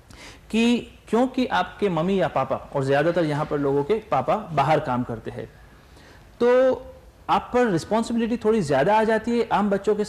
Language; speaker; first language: Hindi; native; Hindi